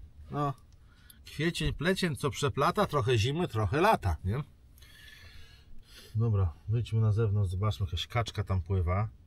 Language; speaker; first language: Polish; native; Polish